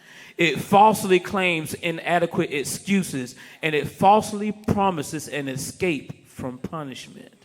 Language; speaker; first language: English; native; English